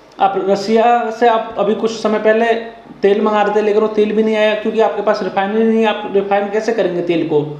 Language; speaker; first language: Hindi; native; Hindi